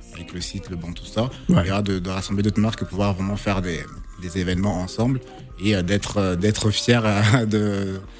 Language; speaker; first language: French; non-native, local second language; Lingala